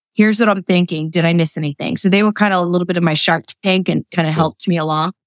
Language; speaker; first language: English; native; English